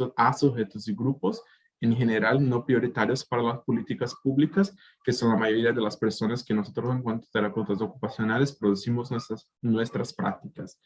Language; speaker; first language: Spanish; native; Spanish